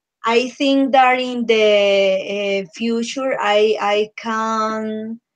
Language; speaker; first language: English; non-native, learner; Spanish